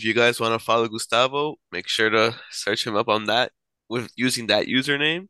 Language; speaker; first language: English; native; English